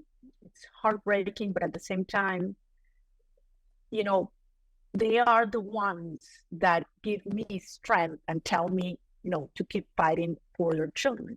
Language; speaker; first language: English; non-native, fluent; Spanish